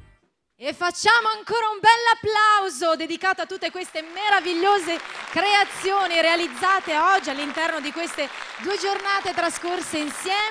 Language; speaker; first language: Italian; native; Italian